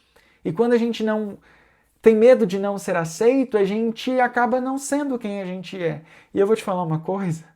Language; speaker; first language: Portuguese; native; Portuguese